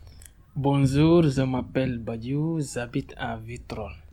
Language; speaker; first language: French; non-native, learner; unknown